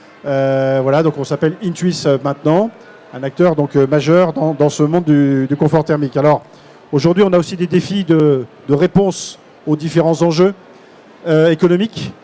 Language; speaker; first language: French; native; French